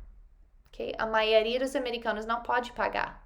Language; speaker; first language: Portuguese; non-native, fluent; English